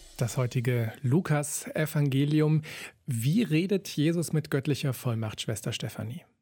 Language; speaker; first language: German; native; German